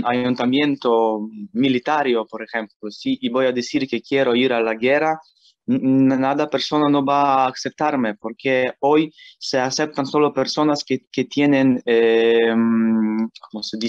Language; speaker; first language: Spanish; non-native, learner; Ukrainian